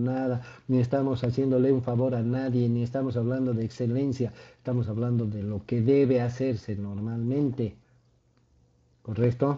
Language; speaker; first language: Spanish; native; Spanish